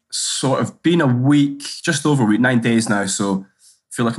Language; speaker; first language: English; native; English